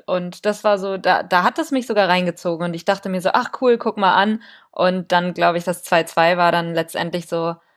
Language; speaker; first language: German; native; German